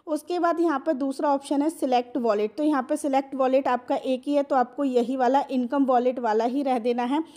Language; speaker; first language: Hindi; non-native, local second language; Marathi